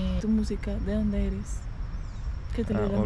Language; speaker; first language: Spanish; native; Spanish